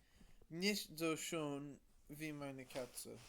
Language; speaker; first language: German; non-native, learner; English